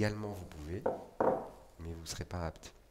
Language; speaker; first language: French; native; French